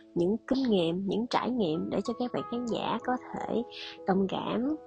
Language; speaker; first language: Vietnamese; native; Vietnamese